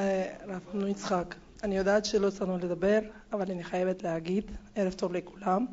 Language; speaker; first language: Hebrew; non-native, fluent; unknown